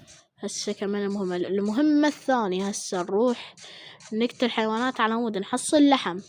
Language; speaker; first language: Arabic; native; Arabic